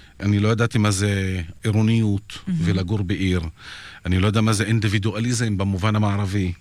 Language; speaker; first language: Hebrew; non-native, local second language; Arabic